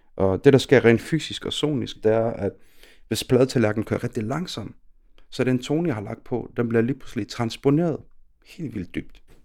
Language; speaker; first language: Danish; early bilingual, other home language; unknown